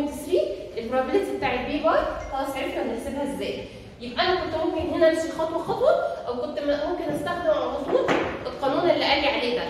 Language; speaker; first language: Arabic; native; Arabic